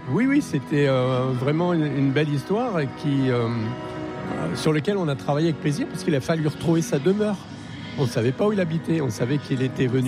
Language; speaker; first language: French; native; French